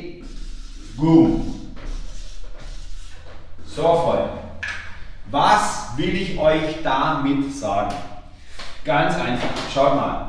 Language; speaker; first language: German; native; German